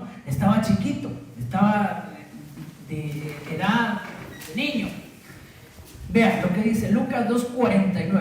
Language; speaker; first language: Spanish; native; Spanish